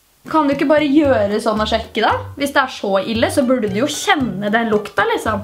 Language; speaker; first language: Norwegian; native; Norwegian